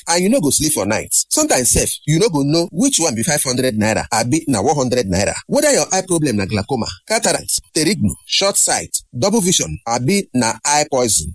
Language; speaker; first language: Nigerian Pidgin; native; Nigerian Pidgin